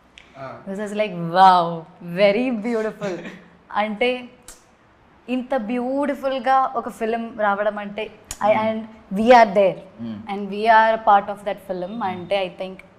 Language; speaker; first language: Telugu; non-native, learner; Malayalam